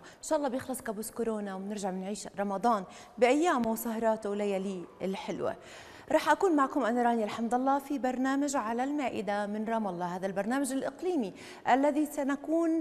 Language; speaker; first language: Arabic; native; Arabic